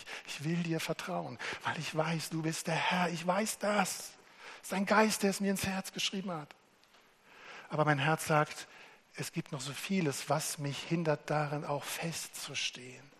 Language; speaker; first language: German; native; German